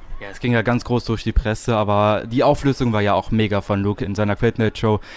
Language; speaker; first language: German; native; German